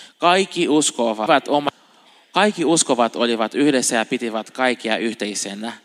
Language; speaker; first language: Finnish; non-native, fluent; Portuguese